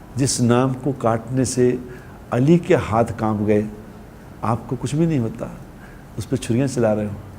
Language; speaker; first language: Urdu; non-native, local second language; Punjabi